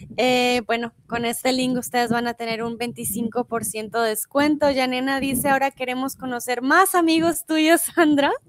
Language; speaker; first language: Spanish; native; Spanish